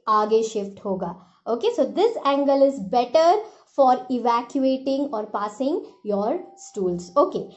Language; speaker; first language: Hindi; non-native, local second language; Marathi